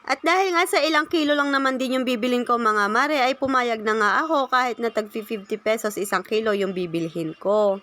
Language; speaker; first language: Filipino; native; Filipino